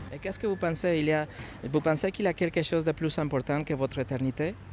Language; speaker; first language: French; non-native, fluent; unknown